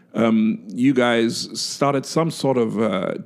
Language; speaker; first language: English; non-native, local second language; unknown